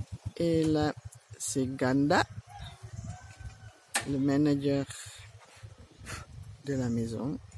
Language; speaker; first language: French; non-native, fluent; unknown